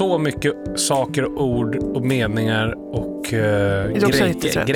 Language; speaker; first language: Swedish; native; Swedish